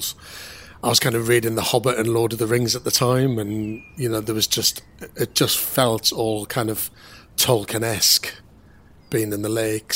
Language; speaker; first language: English; native; English